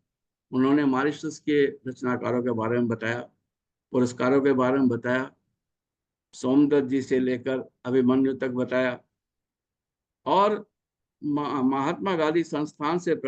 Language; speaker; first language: Hindi; native; Hindi